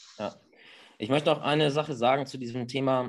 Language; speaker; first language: German; native; German